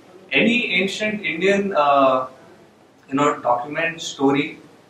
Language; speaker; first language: English; non-native, local second language; Marathi